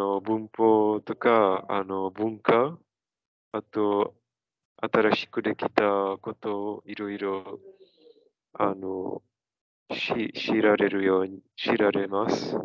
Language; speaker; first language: Japanese; non-native, learner; Czech